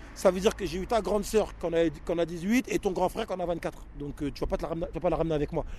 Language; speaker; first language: French; native; French